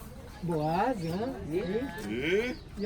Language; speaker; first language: Portuguese; non-native, fluent; Hebrew